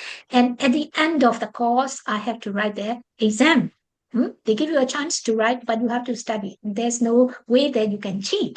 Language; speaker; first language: English; non-native, fluent; Burmese